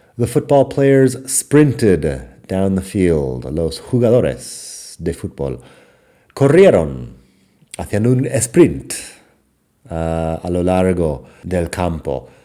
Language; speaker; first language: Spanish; non-native, fluent; English